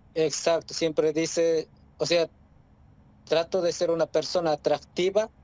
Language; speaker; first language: Spanish; native; Spanish